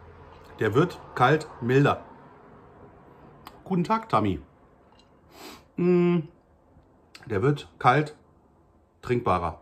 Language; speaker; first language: German; native; German